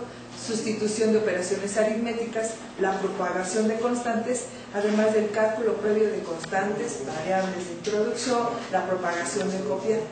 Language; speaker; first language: Spanish; native; Spanish